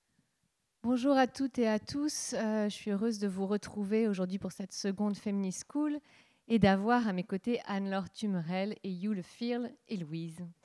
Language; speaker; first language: French; native; French